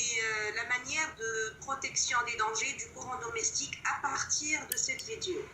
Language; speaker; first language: French; non-native, local second language; Arabic